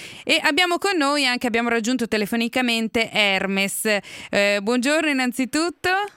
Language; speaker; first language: Italian; native; Italian